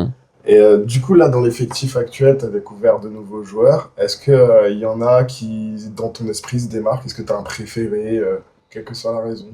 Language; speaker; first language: French; native; French